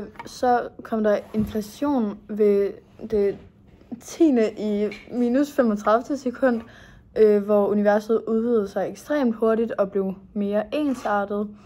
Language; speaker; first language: Danish; native; Danish